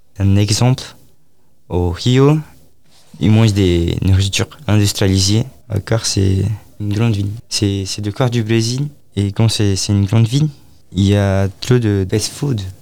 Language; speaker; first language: French; non-native, learner; Portuguese